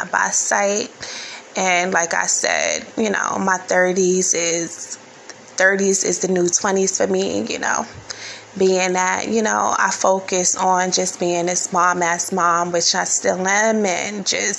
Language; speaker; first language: English; native; English